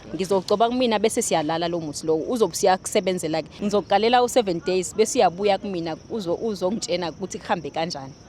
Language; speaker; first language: Zulu; native; Zulu